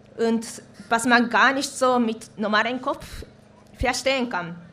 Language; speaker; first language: German; non-native, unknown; Japanese